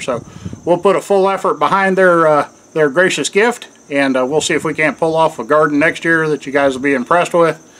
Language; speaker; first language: English; native; English